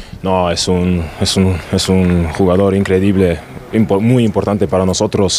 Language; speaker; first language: Spanish; non-native, learner; German